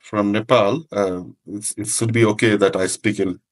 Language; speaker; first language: English; non-native, local second language; Nepali